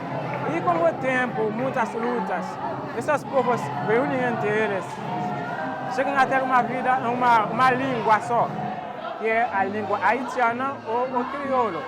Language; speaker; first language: Portuguese; non-native, fluent; Haitian Creole